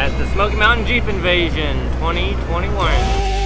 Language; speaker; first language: English; native; English